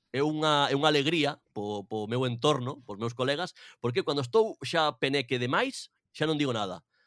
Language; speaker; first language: Galician; native; Galician